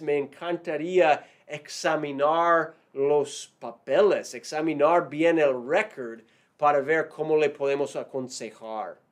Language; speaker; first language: Spanish; non-native, fluent; English